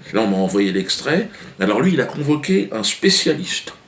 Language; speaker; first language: French; native; French